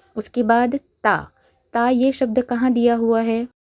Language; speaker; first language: Hindi; non-native, local second language; Marathi